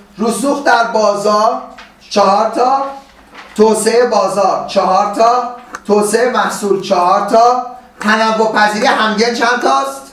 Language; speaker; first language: Persian; native; Persian